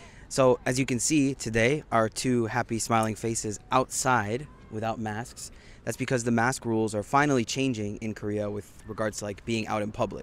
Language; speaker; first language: English; native; English